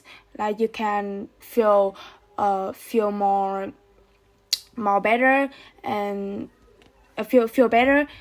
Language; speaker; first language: English; non-native, learner; Vietnamese